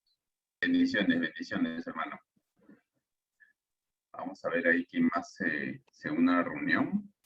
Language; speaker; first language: Spanish; native; Spanish